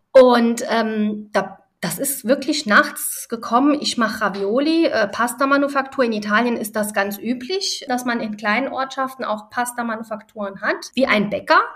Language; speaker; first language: German; early bilingual, other home language; Italian